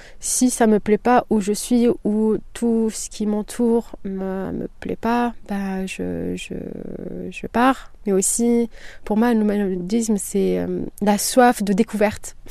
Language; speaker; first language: French; non-native, local second language; Kabyle